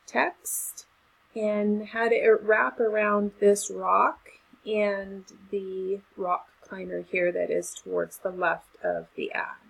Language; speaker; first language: English; native; English